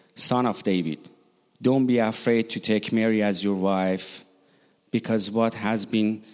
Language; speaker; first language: English; non-native, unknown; Persian